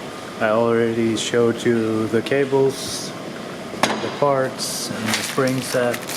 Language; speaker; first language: English; non-native, fluent; Icelandic